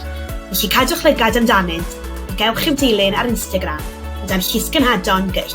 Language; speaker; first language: Welsh; native; Welsh